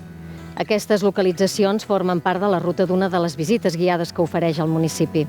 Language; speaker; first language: Catalan; native; Catalan